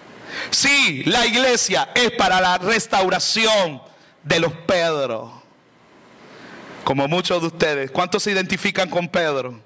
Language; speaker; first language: Spanish; native; Spanish